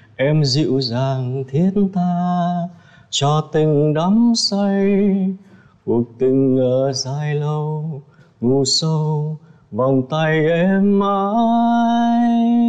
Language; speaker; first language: Vietnamese; native; Vietnamese